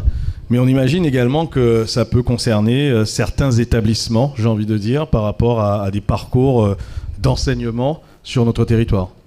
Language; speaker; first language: French; native; French